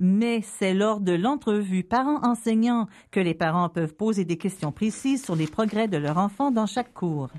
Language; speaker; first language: French; native; French